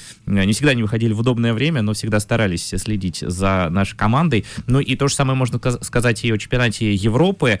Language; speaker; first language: Russian; native; Russian